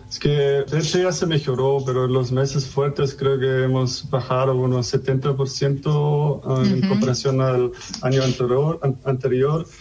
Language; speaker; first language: Spanish; non-native, fluent; German